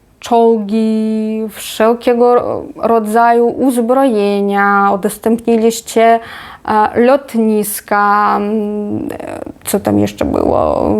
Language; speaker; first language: Polish; non-native, fluent; Ukrainian